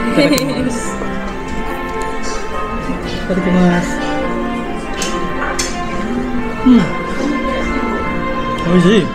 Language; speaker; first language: Japanese; non-native, fluent; Indonesian